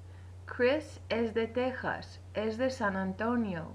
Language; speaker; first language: Spanish; non-native, fluent; English